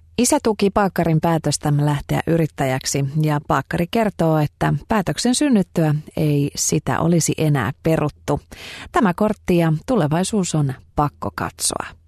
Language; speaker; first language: Finnish; native; Finnish